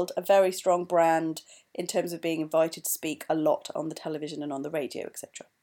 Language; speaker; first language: English; native; English